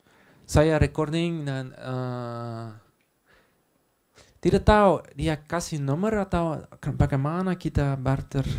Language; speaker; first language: Indonesian; non-native, learner; Dutch